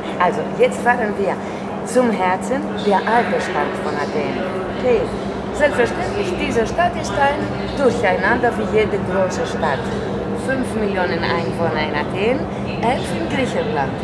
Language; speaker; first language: German; non-native, fluent; Greek